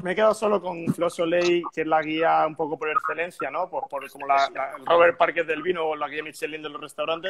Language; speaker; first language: Spanish; native; Spanish